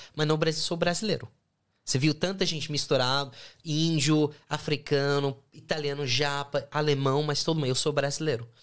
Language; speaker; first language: Portuguese; non-native, fluent; English